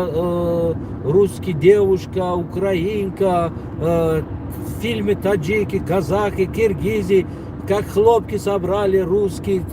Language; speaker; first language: Russian; non-native, local second language; Tajik